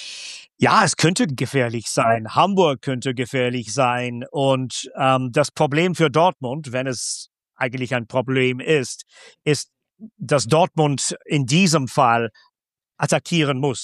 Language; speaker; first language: German; non-native, fluent; English